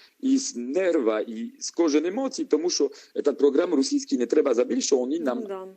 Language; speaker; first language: Ukrainian; non-native, learner; French